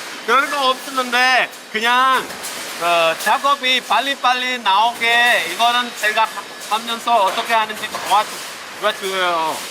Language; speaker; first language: Korean; non-native, learner; Javanese